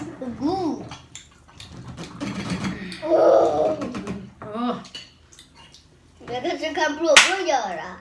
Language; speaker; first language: Swedish; early bilingual, other home language; Thai